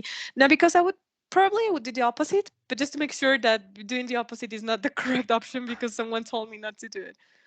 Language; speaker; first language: English; non-native, fluent; Spanish